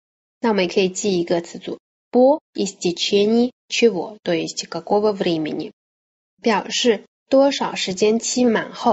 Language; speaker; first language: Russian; non-native, fluent; Chinese